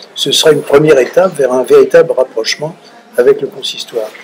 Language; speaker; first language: French; native; French